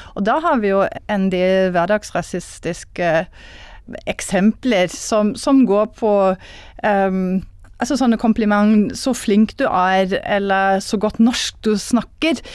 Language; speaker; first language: Norwegian; non-native, fluent; German